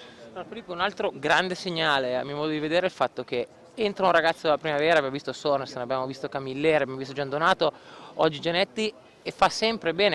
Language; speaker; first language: Italian; native; Italian